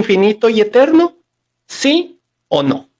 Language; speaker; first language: Spanish; native; Spanish